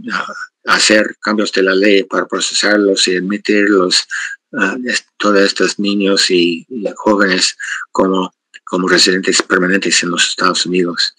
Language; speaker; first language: Spanish; non-native, fluent; English